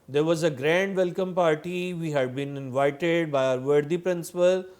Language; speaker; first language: English; non-native, local second language; Urdu